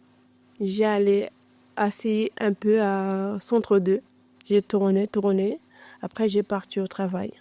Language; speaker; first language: French; non-native, learner; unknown